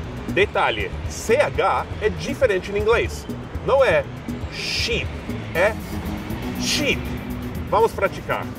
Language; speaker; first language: Portuguese; non-native, fluent; English